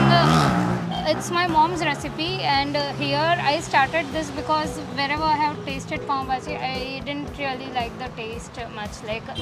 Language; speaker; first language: English; non-native, local second language; Gujarati